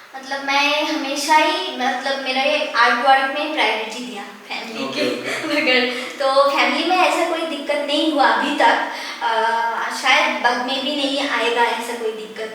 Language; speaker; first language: Hindi; non-native, local second language; Bangla